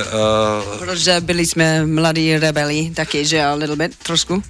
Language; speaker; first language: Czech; non-native, learner; English